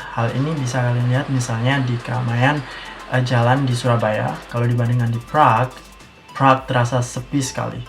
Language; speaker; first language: Indonesian; native; Indonesian